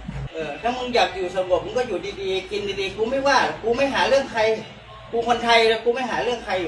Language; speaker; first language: Thai; native; Thai